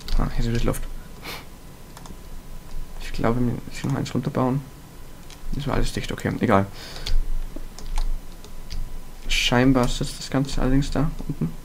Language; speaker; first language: German; native; German